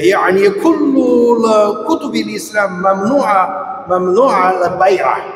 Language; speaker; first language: Arabic; non-native, fluent; Chinese